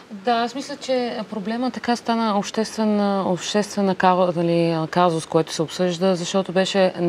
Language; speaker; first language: Bulgarian; early bilingual, other home language; Arabic